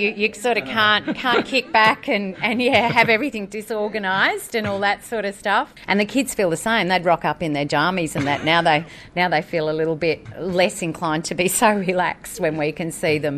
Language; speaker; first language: English; native; English